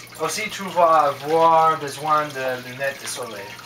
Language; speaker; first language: French; non-native, learner; English